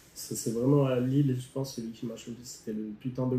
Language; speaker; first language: French; native; French